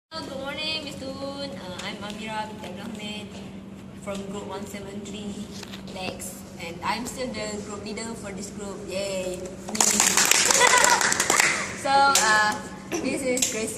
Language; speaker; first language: English; non-native, local second language; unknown